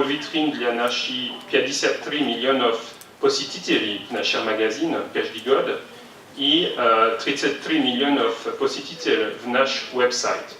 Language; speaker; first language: Russian; non-native, fluent; French